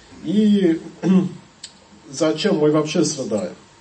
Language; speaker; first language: Russian; non-native, fluent; English